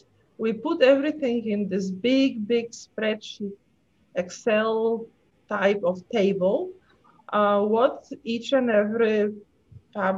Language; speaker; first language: English; non-native, fluent; Polish